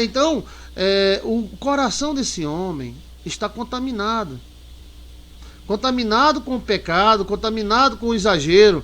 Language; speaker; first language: Portuguese; native; Portuguese